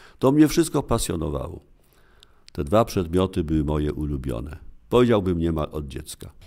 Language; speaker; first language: Polish; native; Polish